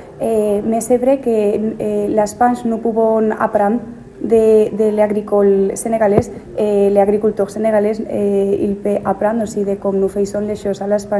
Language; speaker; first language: French; non-native, learner; Spanish